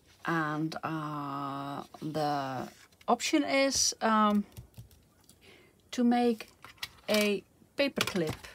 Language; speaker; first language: English; non-native, fluent; Dutch